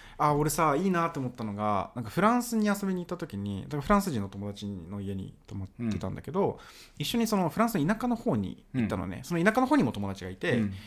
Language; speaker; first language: Japanese; native; Japanese